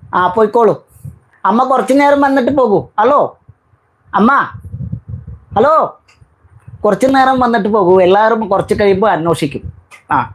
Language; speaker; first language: Malayalam; non-native, learner; Bangla